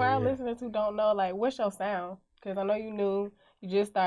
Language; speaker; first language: English; native; English